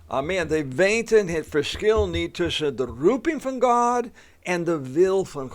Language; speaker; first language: Dutch; non-native, fluent; English